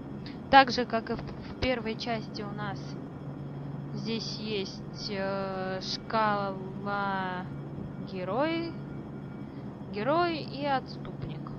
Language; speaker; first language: Russian; native; Russian